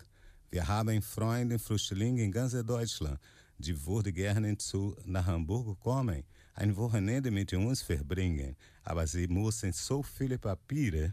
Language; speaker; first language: German; non-native, fluent; Portuguese